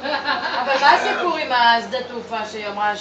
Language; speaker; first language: Hebrew; native; Hebrew